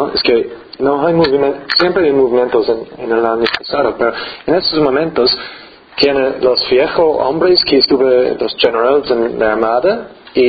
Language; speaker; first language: Spanish; non-native, learner; English